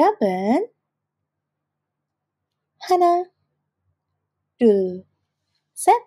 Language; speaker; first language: Korean; non-native, fluent; Indonesian